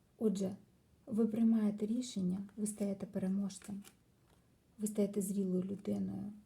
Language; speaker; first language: Ukrainian; non-native, local second language; Russian